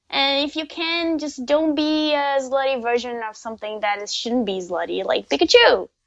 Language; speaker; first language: English; non-native, fluent; Portuguese